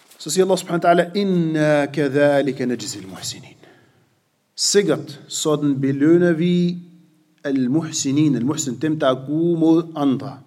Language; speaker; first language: Danish; non-native, fluent; Arabic